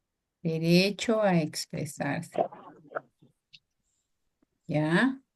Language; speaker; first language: Spanish; native; Spanish